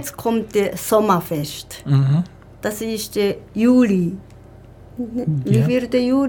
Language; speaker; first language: German; non-native, learner; Japanese